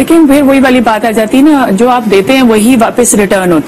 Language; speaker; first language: Urdu; native; Urdu